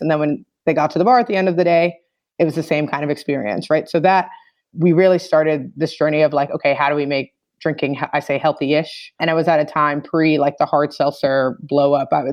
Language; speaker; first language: English; native; English